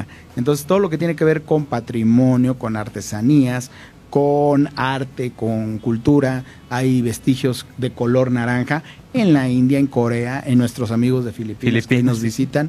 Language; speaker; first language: Spanish; native; Spanish